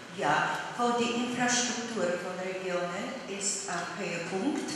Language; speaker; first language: German; non-native, fluent; Polish